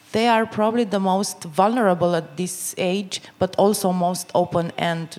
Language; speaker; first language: English; non-native, fluent; Romanian